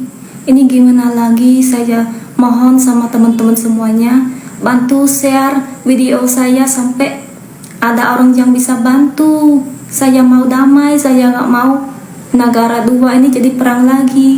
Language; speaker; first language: Indonesian; non-native, fluent; Khmer